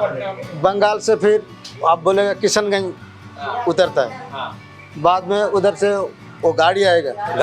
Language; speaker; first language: Hindi; non-native, local second language; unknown